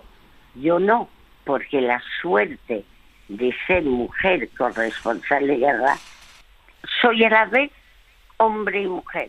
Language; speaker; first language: Spanish; early bilingual, other home language; French